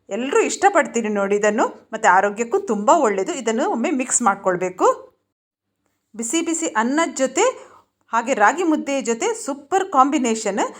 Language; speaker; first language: Kannada; non-native, local second language; Tulu